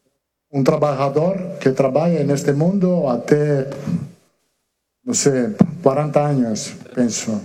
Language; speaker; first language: Portuguese; non-native, fluent; Italian